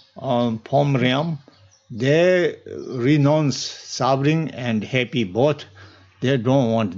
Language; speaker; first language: English; non-native, learner; Tibetan